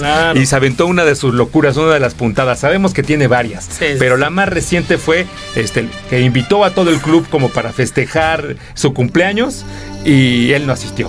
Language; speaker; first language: Spanish; native; Spanish